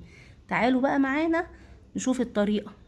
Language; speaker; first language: Arabic; native; Arabic